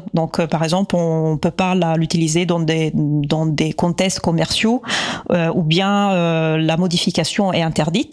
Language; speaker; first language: French; native; French